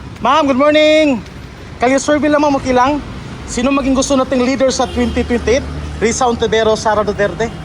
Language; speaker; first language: Filipino; native; Filipino